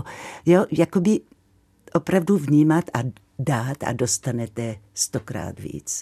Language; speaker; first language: Czech; non-native, fluent; French